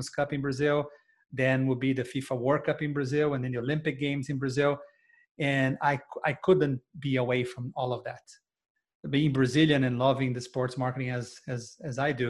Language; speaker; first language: English; non-native, fluent; Portuguese